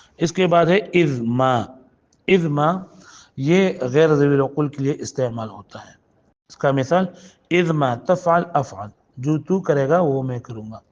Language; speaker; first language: Urdu; non-native, local second language; Pashto